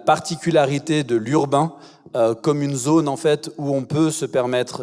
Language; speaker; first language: French; native; French